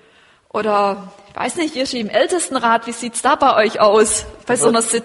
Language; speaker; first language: German; native; German